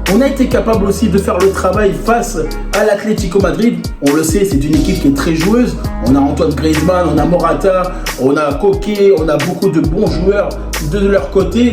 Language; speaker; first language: French; native; French